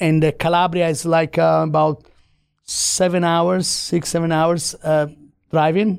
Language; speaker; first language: English; non-native, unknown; Italian